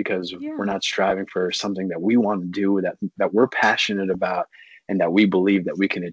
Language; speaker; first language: English; native; English